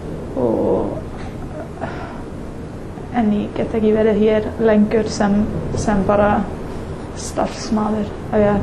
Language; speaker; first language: Icelandic; non-native, learner; English